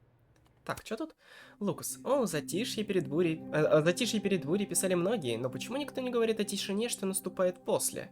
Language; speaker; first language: Russian; native; Russian